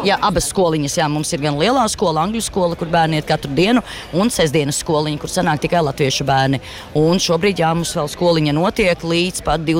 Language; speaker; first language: Latvian; native; Latvian